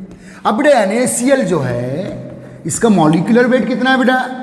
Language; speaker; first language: Hindi; native; Hindi